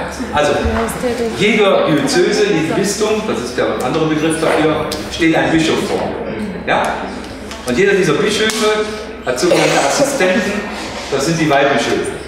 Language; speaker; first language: German; native; German